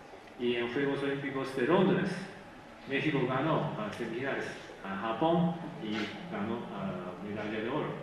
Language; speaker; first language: Spanish; non-native, fluent; Japanese